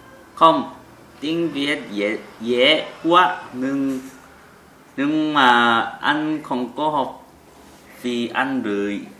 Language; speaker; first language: Vietnamese; non-native, learner; Korean